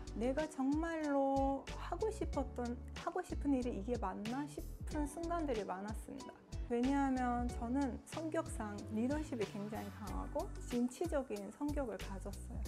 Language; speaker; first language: Korean; non-native, fluent; Azerbaijani